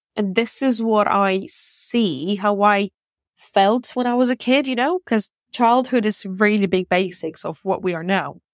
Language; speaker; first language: English; non-native, fluent; Russian